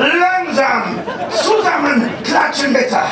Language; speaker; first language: German; non-native, fluent; English